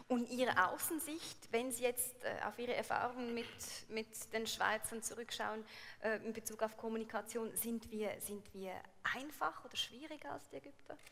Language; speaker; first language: German; native; German